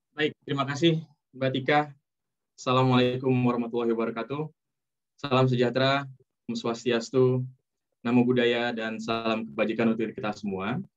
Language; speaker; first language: Indonesian; native; Indonesian